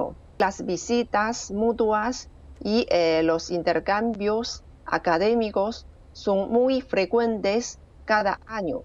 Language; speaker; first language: Spanish; non-native, fluent; Chinese